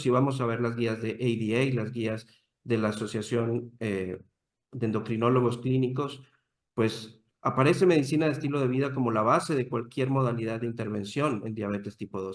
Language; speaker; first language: Spanish; native; Spanish